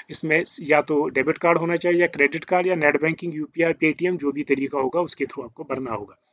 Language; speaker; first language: Hindi; native; Hindi